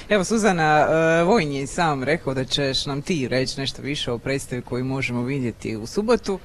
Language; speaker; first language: Croatian; native; Croatian